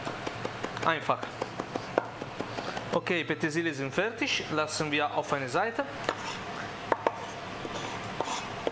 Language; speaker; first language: German; non-native, learner; Italian